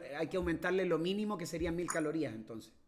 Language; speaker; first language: Spanish; native; Spanish